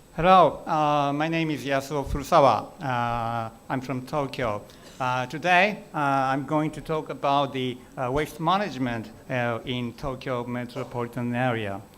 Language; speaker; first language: English; non-native, learner; Japanese